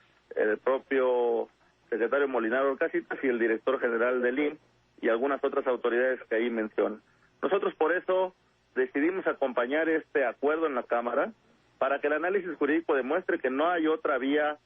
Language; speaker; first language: Spanish; native; Spanish